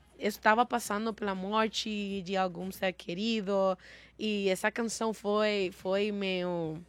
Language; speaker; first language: Portuguese; non-native, learner; Spanish